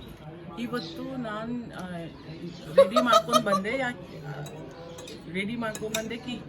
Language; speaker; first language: Kannada; non-native, learner; Manipuri